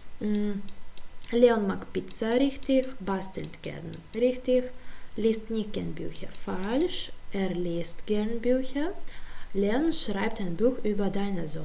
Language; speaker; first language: German; non-native, fluent; Ukrainian